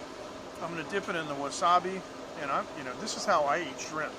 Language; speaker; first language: English; native; English